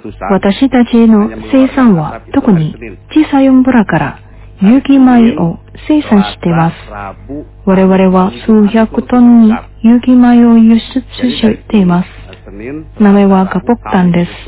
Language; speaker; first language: Japanese; non-native, fluent; Indonesian